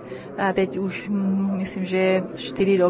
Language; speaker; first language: Czech; early bilingual, heritage; Spanish